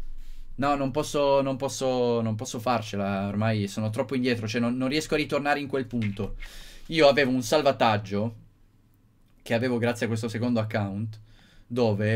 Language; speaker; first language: Italian; native; Italian